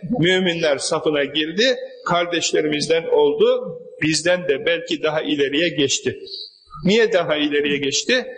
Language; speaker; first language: Turkish; native; Turkish